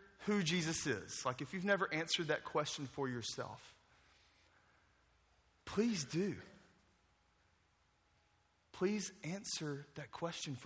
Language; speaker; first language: English; native; English